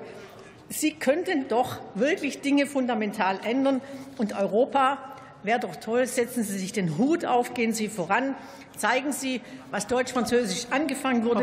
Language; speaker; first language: German; native; German